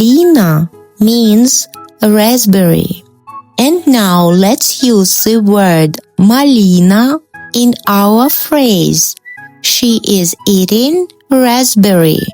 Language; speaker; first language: English; non-native, fluent; Russian